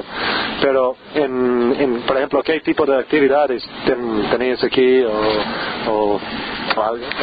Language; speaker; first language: Spanish; non-native, learner; English